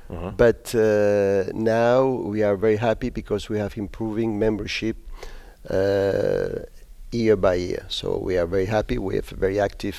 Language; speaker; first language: English; non-native, learner; Spanish